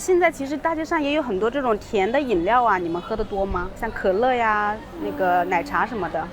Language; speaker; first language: Chinese; native; Chinese